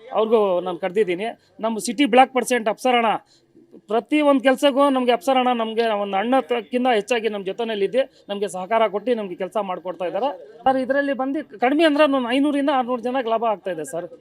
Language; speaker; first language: Kannada; non-native, local second language; Urdu